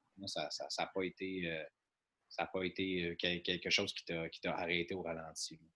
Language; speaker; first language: French; native; French